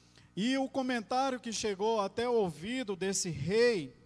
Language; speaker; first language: Portuguese; native; Portuguese